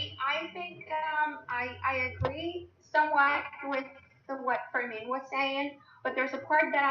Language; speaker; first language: English; non-native, fluent; Spanish